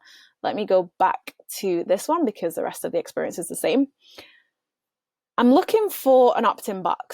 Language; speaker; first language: English; native; English